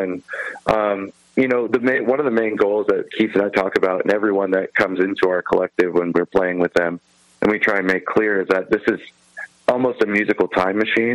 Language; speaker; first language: English; native; English